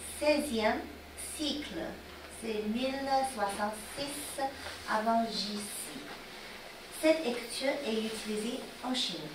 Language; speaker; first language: French; non-native, learner; Chinese